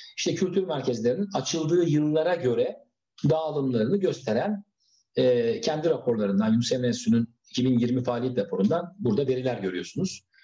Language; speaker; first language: Turkish; native; Turkish